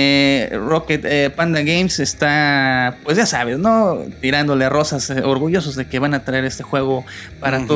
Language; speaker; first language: Spanish; native; Spanish